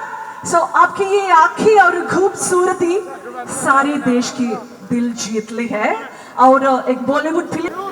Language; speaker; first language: Hindi; non-native, local second language; Malayalam